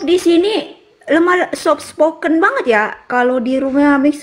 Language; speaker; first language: Indonesian; native; Indonesian